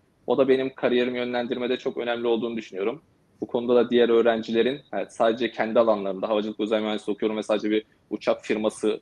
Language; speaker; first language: Turkish; native; Turkish